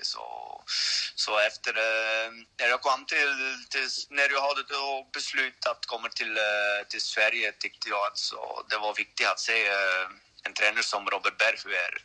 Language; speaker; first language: Swedish; non-native, learner; French